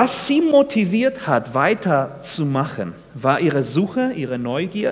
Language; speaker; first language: German; non-native, fluent; Spanish